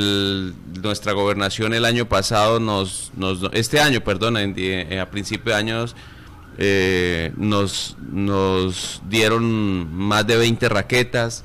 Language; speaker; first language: Spanish; native; Spanish